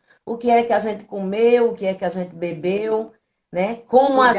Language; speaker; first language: Portuguese; native; Portuguese